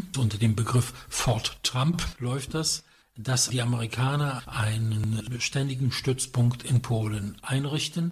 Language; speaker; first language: German; non-native, fluent; Polish